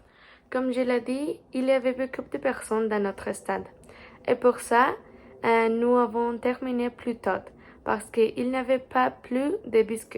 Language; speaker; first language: French; non-native, learner; Spanish